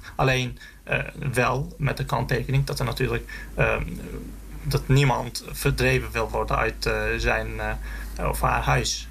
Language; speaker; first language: Dutch; early bilingual, other home language; Azerbaijani